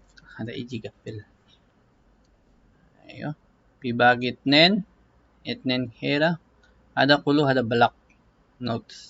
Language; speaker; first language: Arabic; non-native, learner; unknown